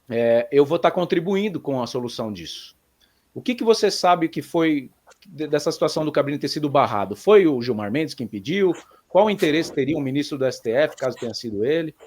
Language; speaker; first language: Portuguese; native; Portuguese